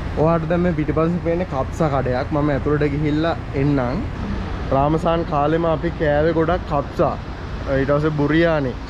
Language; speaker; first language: Sinhala; native; Sinhala